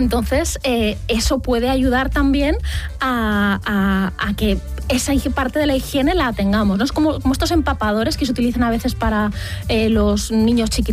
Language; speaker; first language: Spanish; native; Spanish